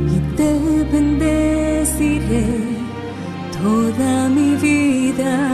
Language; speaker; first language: Spanish; native; Spanish